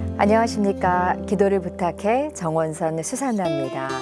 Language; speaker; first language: Korean; native; Korean